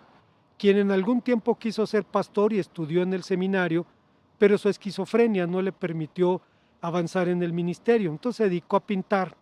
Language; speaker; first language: Spanish; native; Spanish